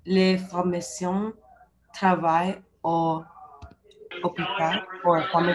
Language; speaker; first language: French; non-native, learner; English